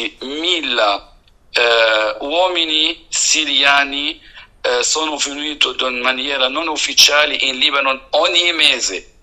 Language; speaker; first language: Italian; non-native, fluent; Arabic